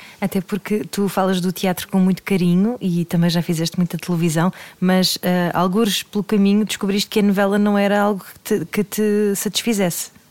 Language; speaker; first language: Portuguese; native; Portuguese